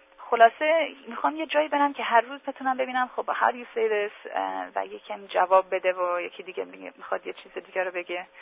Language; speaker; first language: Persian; early bilingual, heritage; English